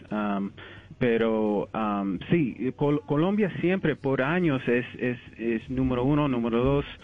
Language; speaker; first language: Spanish; early bilingual, heritage; English